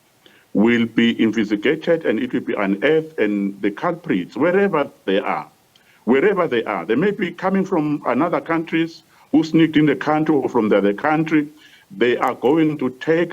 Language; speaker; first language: English; non-native, local second language; Swati